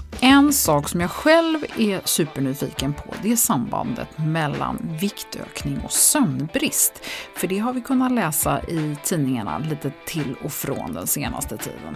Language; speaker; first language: Swedish; native; Swedish